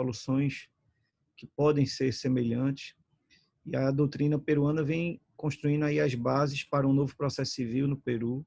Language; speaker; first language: Portuguese; native; Portuguese